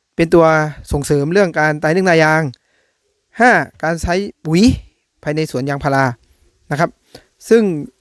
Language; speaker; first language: Thai; native; Thai